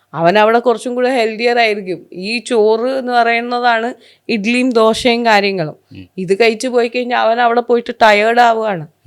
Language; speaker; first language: Malayalam; non-native, local second language; Hindi